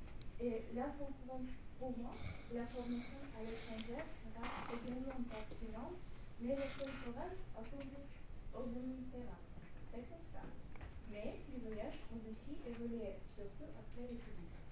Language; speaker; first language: French; non-native, learner; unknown